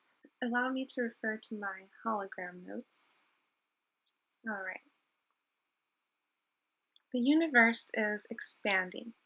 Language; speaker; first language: English; native; English